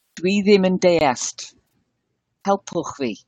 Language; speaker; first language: Welsh; non-native, learner; English